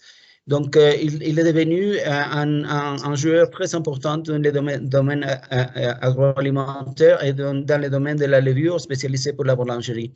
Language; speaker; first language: French; non-native, fluent; Spanish